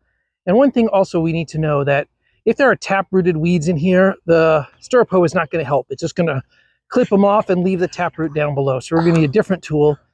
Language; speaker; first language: English; native; English